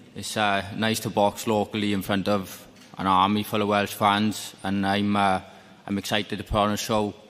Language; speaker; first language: English; native; English